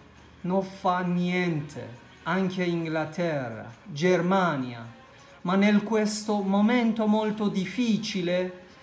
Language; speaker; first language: Italian; non-native, fluent; Spanish